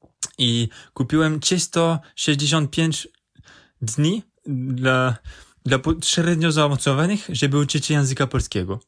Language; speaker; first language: Polish; non-native, learner; French